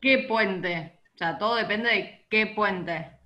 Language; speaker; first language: Spanish; native; Spanish